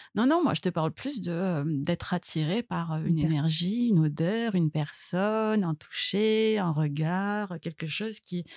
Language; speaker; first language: French; native; French